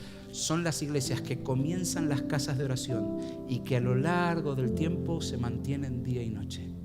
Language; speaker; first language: Spanish; native; Spanish